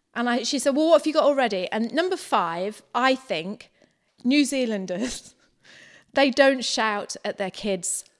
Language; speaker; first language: English; native; English